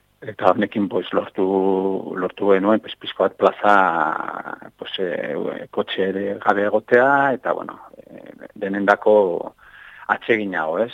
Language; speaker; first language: Basque; non-native, local second language; Spanish